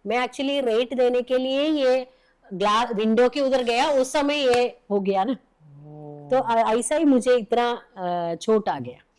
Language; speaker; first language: Hindi; non-native, local second language; Malayalam